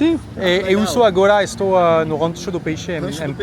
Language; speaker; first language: Portuguese; non-native, learner; French